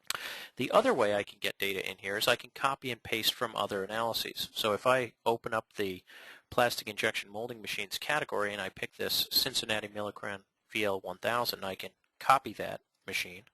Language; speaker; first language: English; native; English